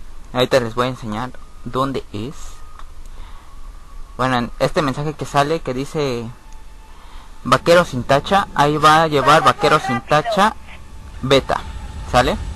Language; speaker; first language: Spanish; native; Spanish